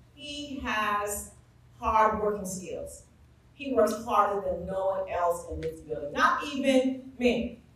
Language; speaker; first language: English; native; English